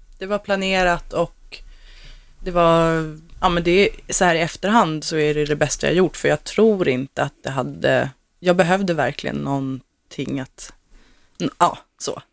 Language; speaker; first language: Swedish; native; Swedish